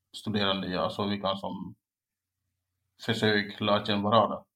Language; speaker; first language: Swedish; non-native, learner; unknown